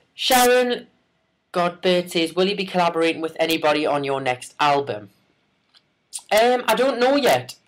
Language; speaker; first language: English; native; English